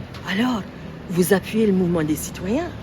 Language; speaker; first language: French; native; French